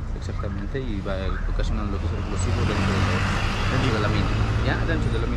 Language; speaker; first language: Spanish; native; Spanish